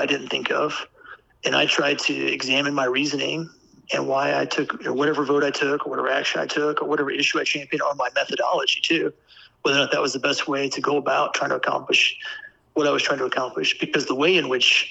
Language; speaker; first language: English; native; English